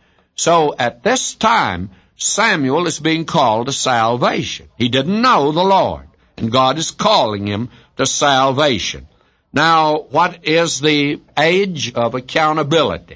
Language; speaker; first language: English; native; English